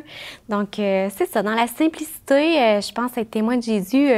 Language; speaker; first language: French; native; French